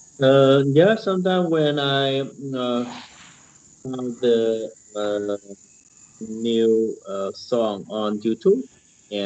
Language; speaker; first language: English; non-native, learner; Vietnamese